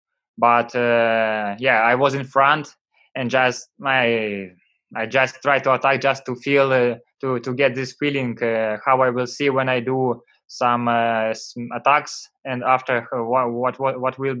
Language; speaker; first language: English; non-native, learner; Russian